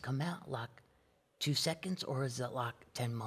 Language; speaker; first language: English; native; English